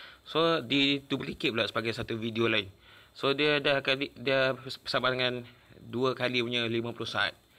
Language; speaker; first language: Malay; native; Malay